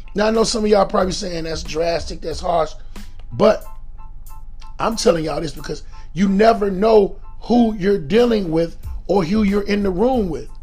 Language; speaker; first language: English; native; English